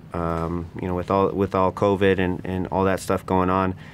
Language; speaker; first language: English; early bilingual, other home language; Spanish